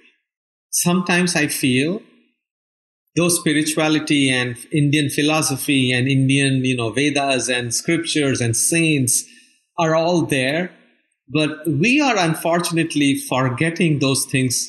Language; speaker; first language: English; non-native, local second language; Bangla